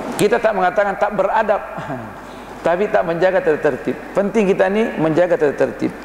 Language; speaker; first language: Malay; non-native, fluent; Arabic